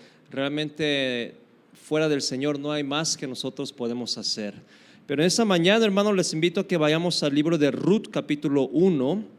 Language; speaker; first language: Spanish; native; Spanish